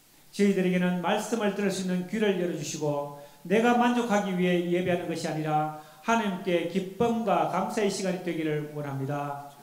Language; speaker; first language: Korean; native; Korean